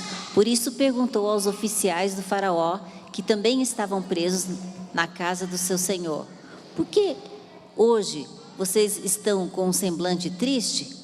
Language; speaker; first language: Portuguese; non-native, fluent; English